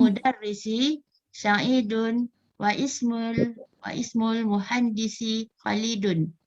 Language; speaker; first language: Arabic; non-native, learner; Malay